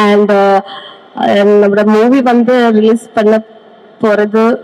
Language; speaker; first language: Tamil; non-native, learner; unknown